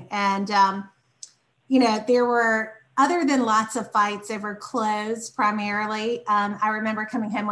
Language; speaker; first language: English; native; English